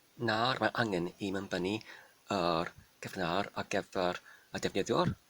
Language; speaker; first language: Welsh; non-native, fluent; German